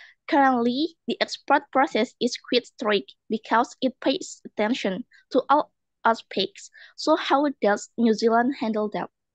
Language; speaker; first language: English; non-native, learner; Indonesian